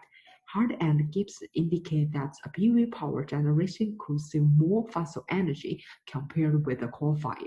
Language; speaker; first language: English; non-native, fluent; Chinese